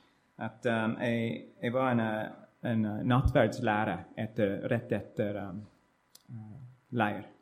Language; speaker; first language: Norwegian; non-native, learner; English